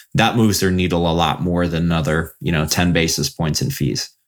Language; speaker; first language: English; native; English